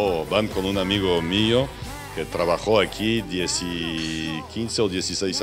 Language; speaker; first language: Spanish; non-native, fluent; French